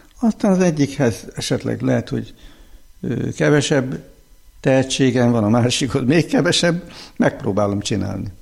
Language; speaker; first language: Hungarian; native; Hungarian